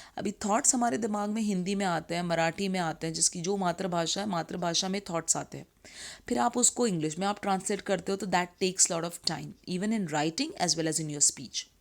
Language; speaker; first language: Hindi; native; Hindi